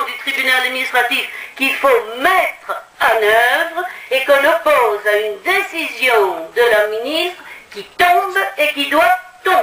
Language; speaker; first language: French; native; French